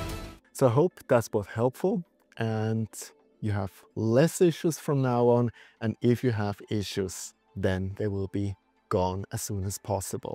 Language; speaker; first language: English; non-native, fluent; German